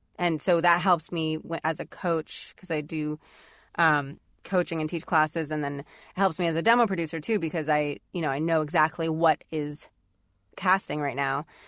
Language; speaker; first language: English; native; English